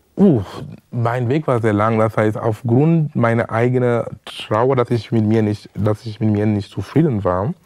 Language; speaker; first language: German; non-native, fluent; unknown